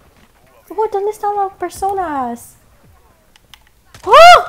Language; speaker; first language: Spanish; non-native, learner; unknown